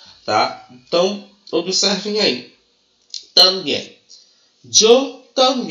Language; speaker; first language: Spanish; non-native, fluent; Portuguese